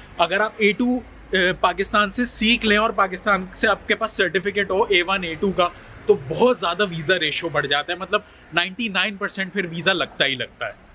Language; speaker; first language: Urdu; native; Urdu